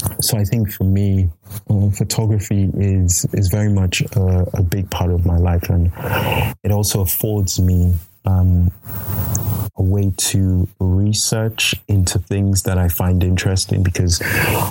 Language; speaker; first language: English; non-native, local second language; Yoruba